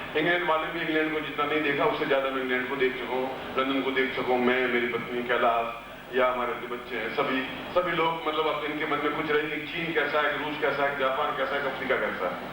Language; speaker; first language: Hindi; native; Hindi